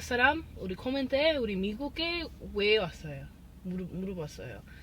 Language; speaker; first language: Korean; non-native, learner; English